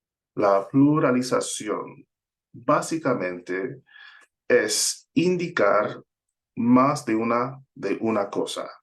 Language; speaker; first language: Spanish; non-native, fluent; English